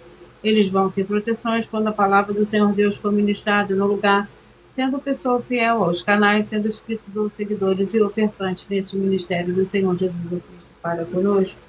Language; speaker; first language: Portuguese; native; Portuguese